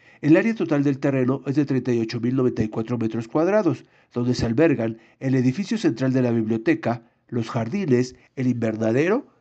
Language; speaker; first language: Spanish; native; Spanish